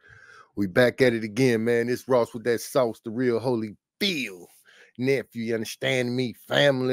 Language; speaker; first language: English; native; English